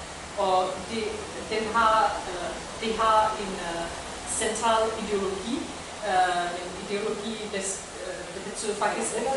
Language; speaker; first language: Danish; non-native, fluent; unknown